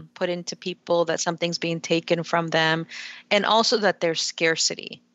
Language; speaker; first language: English; early bilingual, other home language; Spanish